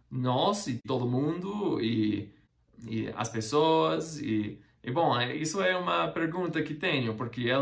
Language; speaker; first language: Portuguese; non-native, fluent; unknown